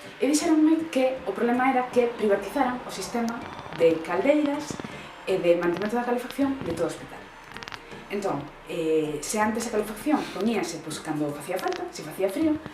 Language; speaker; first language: Galician; native; Galician